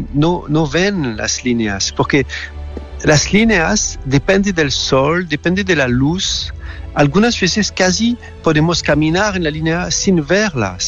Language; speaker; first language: Spanish; non-native, fluent; French